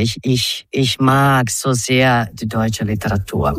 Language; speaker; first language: German; non-native, fluent; Croatian